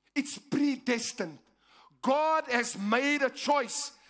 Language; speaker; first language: English; non-native, local second language; Afrikaans